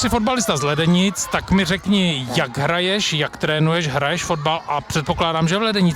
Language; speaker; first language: Czech; native; Czech